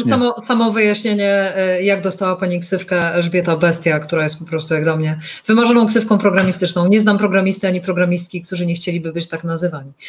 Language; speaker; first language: Polish; native; Polish